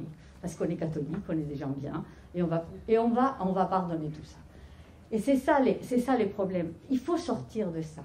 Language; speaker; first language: French; non-native, fluent; Spanish